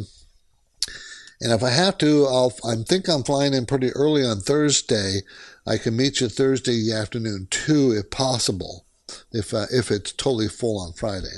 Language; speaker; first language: English; native; English